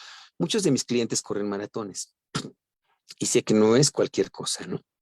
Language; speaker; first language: Spanish; native; Spanish